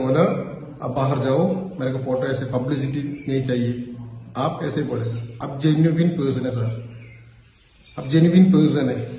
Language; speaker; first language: Hindi; non-native, local second language; Malayalam